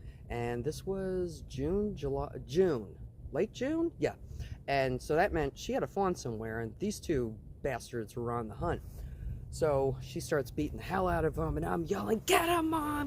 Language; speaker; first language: English; native; English